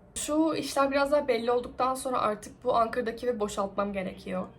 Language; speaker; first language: Turkish; native; Turkish